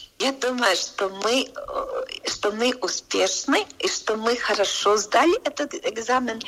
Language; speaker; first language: Russian; non-native, local second language; Latvian